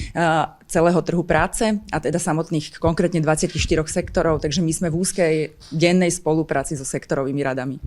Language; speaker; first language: Slovak; native; Slovak